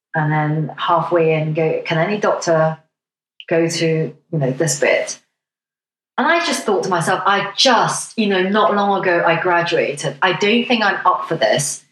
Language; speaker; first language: English; non-native, local second language; Cantonese